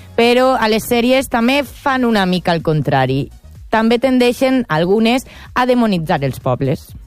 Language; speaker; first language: Catalan; native; Catalan